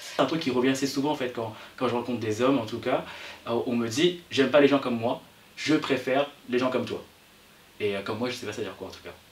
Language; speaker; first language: French; native; French